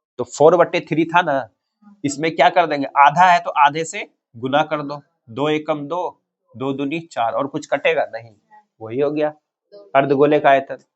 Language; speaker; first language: Hindi; native; Hindi